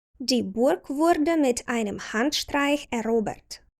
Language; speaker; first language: German; non-native, fluent; Ukrainian